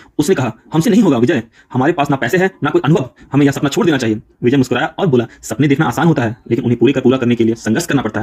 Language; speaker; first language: Hindi; native; Hindi